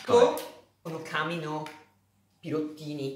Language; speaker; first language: Japanese; non-native, learner; Italian